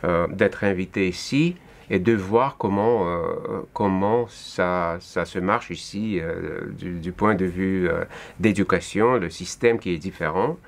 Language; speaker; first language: French; non-native, fluent; Russian